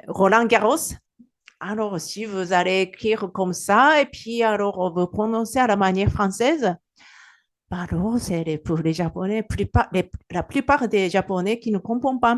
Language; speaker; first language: French; non-native, fluent; Japanese